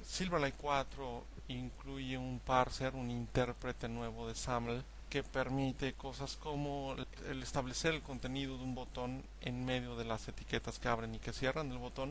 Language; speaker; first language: Spanish; native; Spanish